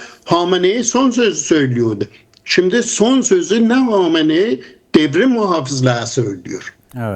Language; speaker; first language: Turkish; non-native, fluent; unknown